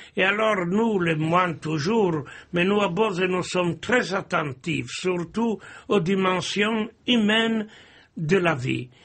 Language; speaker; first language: French; non-native, fluent; Italian